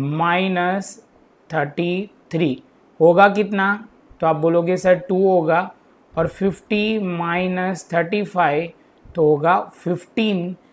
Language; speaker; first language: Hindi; non-native, local second language; Gujarati